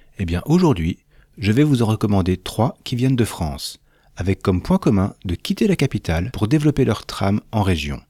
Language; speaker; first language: French; native; French